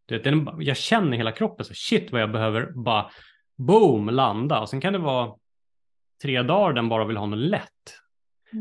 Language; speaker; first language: Swedish; native; Swedish